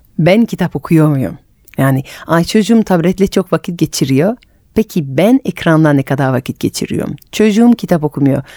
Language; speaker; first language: Turkish; non-native, fluent; French